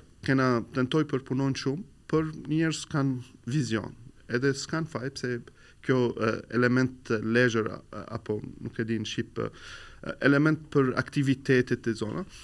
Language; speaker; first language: Albanian; non-native, learner; Arabic